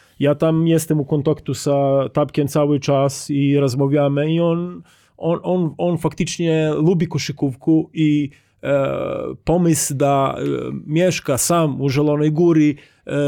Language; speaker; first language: Polish; non-native, learner; Croatian